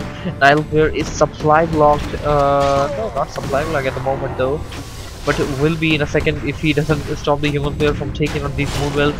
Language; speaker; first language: English; non-native, fluent; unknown